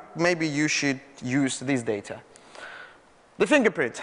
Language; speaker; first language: English; non-native, fluent; Russian